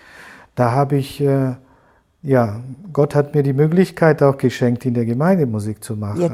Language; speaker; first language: German; non-native, fluent; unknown